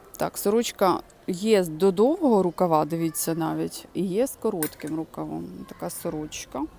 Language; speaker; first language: Ukrainian; non-native, local second language; Russian